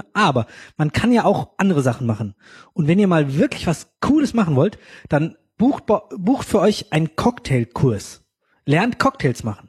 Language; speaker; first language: German; native; German